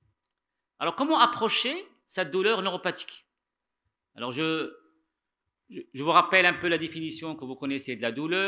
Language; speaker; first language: French; non-native, local second language; Arabic